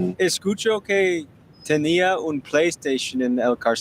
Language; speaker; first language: Spanish; non-native, learner; English